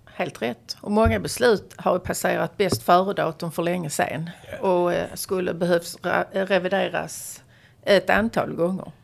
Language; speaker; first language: Swedish; native; Swedish